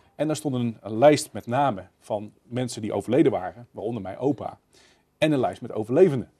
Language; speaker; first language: Dutch; native; Dutch